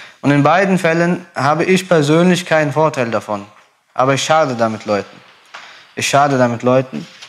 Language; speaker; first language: German; non-native, fluent; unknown